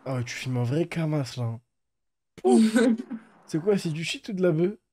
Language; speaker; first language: French; native; French